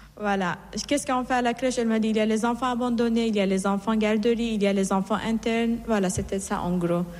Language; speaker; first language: French; non-native, fluent; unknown